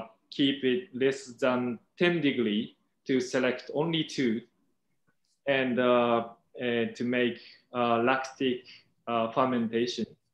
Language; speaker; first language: English; non-native, fluent; Japanese